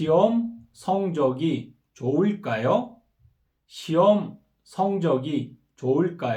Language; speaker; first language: Korean; non-native, fluent; Kyrgyz